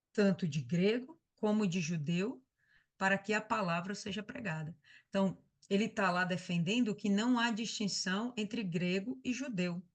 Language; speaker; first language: Portuguese; native; Portuguese